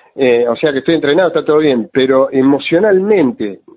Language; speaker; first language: Spanish; native; Spanish